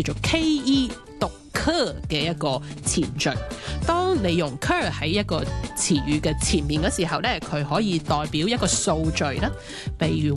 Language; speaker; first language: Cantonese; early bilingual, heritage; Cantonese